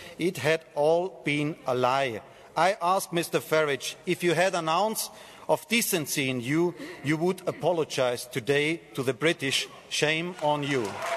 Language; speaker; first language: English; non-native, fluent; German